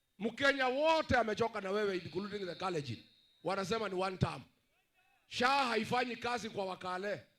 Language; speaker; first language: Swahili; non-native, local second language; Kikuyu